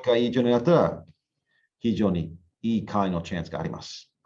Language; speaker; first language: Japanese; non-native, learner; English